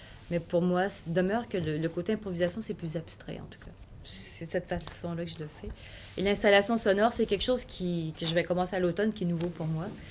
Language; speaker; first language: French; native; French